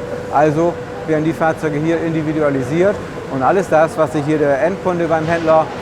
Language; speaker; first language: German; native; German